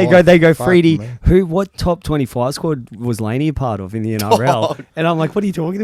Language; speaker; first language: English; native; English